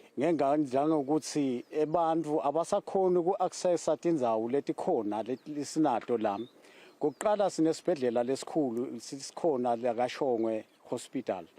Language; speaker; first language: Zulu; non-native, local second language; Swati